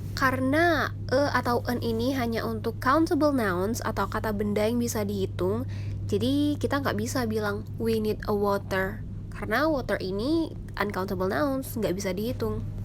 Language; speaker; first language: Indonesian; native; Indonesian